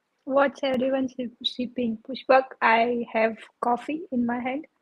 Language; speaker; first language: English; non-native, local second language; Gujarati